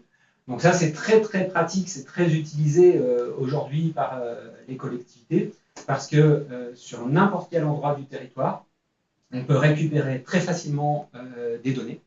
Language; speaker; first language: French; native; French